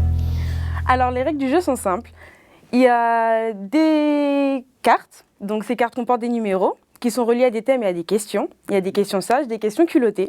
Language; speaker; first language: French; native; French